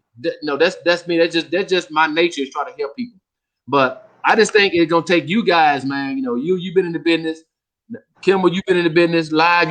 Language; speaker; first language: English; native; English